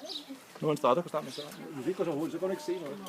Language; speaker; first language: Danish; native; Danish